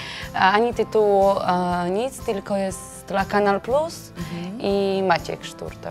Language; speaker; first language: Polish; non-native, learner; Georgian